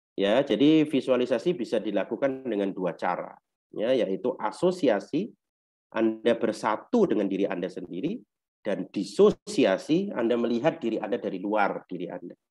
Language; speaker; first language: Indonesian; native; Indonesian